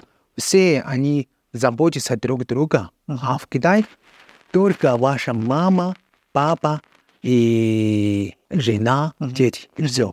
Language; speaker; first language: Russian; non-native, learner; Chinese